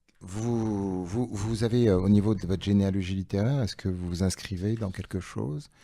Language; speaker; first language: French; native; French